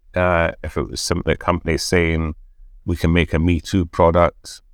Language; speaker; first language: English; native; English